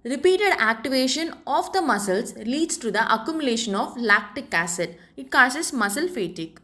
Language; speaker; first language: English; non-native, local second language; Tamil